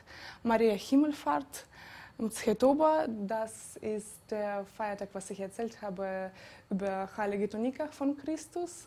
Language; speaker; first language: German; non-native, fluent; Georgian